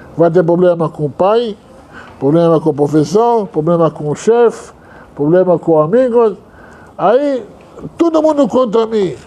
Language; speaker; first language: Portuguese; non-native, fluent; Hebrew